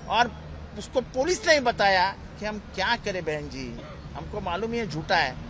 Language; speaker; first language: Hindi; non-native, local second language; Marathi